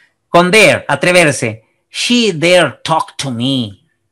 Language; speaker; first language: English; non-native, fluent; Spanish